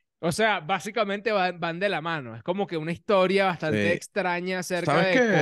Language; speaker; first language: Spanish; native; Spanish